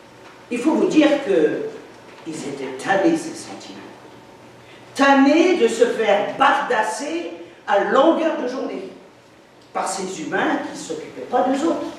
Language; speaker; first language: French; native; French